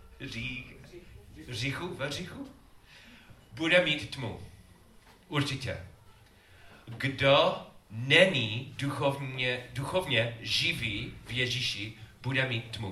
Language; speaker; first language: Czech; non-native, learner; English